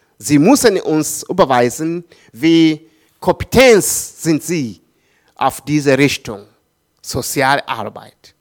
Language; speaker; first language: German; non-native, learner; Swahili